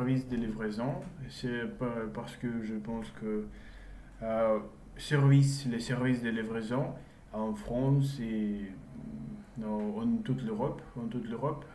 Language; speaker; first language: French; non-native, learner; English